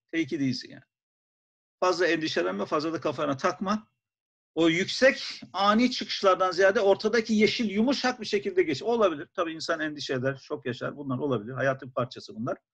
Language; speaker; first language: Turkish; native; Turkish